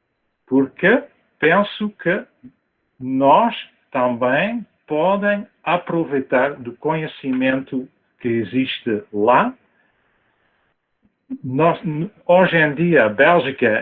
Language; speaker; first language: Portuguese; non-native, fluent; Dutch